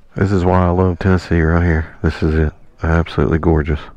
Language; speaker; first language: English; native; English